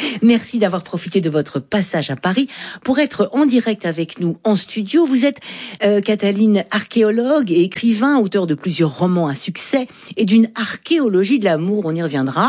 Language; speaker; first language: French; native; French